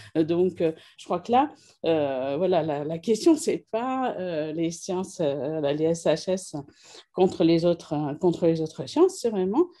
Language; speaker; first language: French; native; French